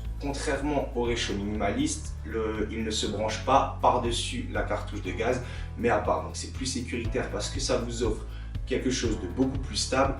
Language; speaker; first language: French; native; French